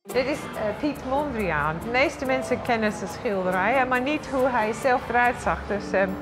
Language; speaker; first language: Dutch; non-native, fluent; English